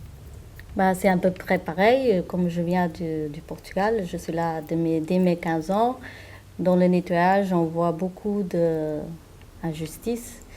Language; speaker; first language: French; non-native, fluent; Portuguese